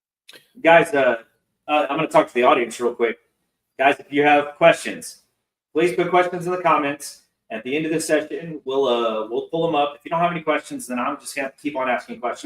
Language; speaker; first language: English; native; English